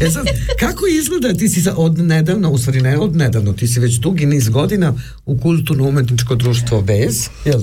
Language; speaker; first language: Serbian; native; Serbian